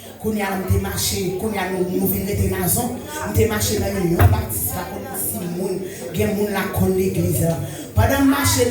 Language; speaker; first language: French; non-native, local second language; Haitian Creole